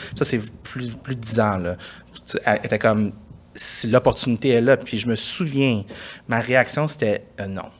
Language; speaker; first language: French; early bilingual, other home language; Persian